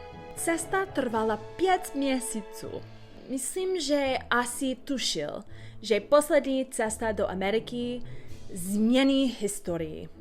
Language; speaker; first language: Czech; non-native, learner; English